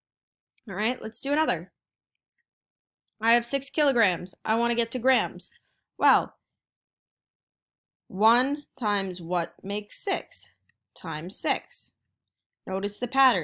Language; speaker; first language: English; native; English